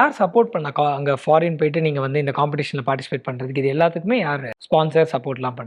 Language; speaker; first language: Tamil; native; Tamil